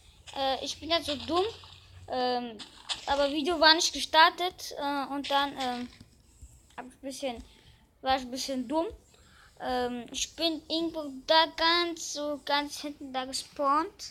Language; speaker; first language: German; early bilingual, other home language; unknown